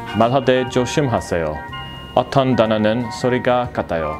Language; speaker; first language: Korean; non-native, learner; English